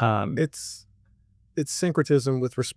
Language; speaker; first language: English; native; English